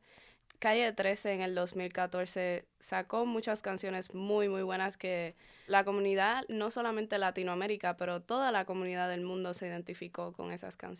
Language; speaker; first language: Spanish; early bilingual, heritage; Spanish